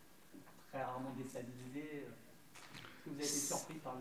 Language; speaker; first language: French; native; French